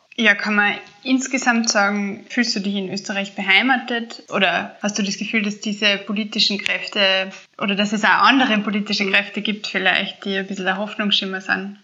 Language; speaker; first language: German; native; German